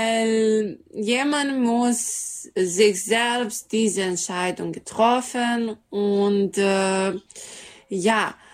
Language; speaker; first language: German; non-native, learner; Serbian